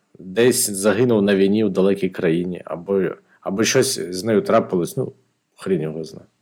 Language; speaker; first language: Ukrainian; non-native, local second language; Russian